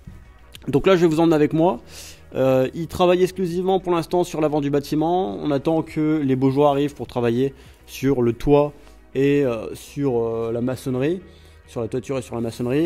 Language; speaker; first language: French; native; French